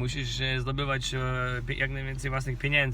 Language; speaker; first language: Polish; non-native, fluent; Kinyarwanda